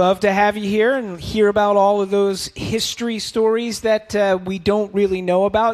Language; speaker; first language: English; native; English